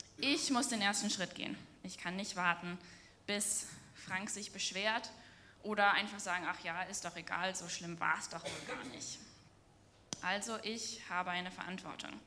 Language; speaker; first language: German; native; German